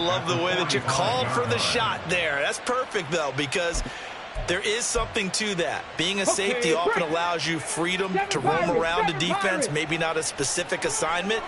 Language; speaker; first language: English; native; English